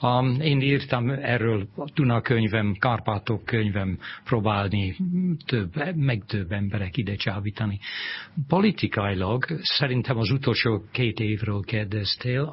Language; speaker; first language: Hungarian; non-native, fluent; English